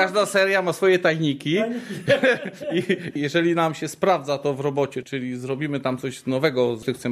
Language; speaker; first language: Polish; native; Polish